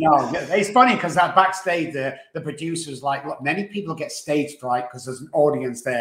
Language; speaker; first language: English; native; English